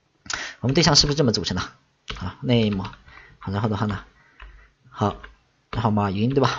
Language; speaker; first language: Chinese; native; Chinese